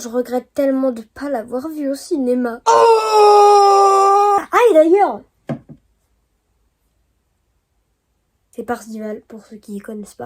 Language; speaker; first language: French; native; French